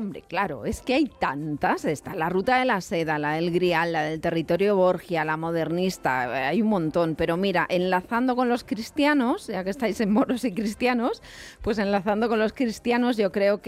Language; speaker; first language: Spanish; native; Spanish